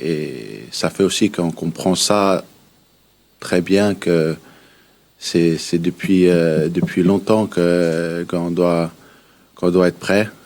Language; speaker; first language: French; early bilingual, heritage; French